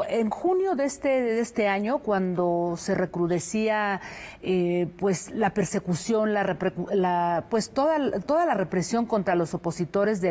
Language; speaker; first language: Spanish; native; Spanish